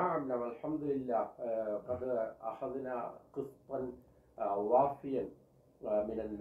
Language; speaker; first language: Arabic; non-native, fluent; Urdu